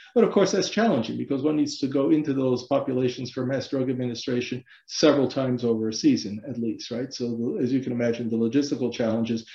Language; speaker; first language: English; native; English